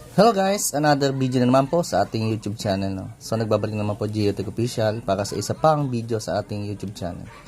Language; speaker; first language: Filipino; non-native, local second language; Bikol